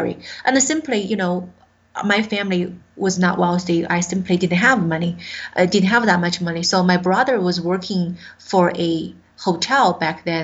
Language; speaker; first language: English; non-native, fluent; Chinese